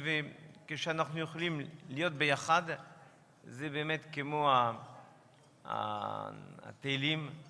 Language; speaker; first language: Hebrew; non-native, fluent; French